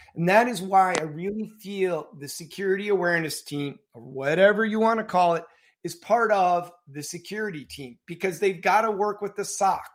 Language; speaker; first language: English; native; English